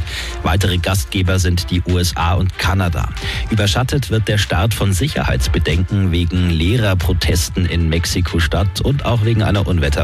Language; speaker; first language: German; native; German